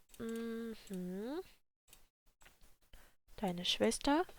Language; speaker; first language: German; non-native, fluent; Ukrainian